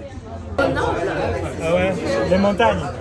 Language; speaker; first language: French; non-native, fluent; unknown